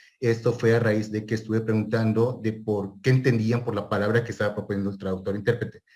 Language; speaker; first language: Spanish; native; Spanish